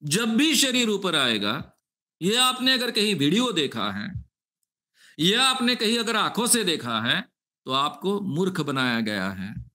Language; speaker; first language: Hindi; non-native, local second language; Marathi